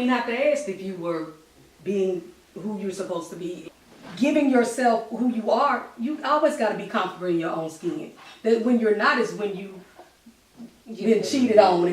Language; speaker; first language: English; native; English